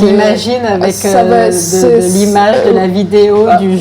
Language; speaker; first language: French; native; French